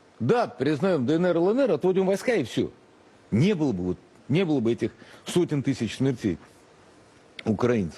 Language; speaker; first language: Russian; native; Russian